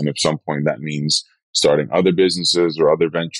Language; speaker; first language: English; non-native, fluent; Dutch